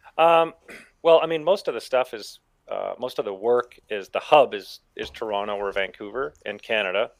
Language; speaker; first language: English; native; English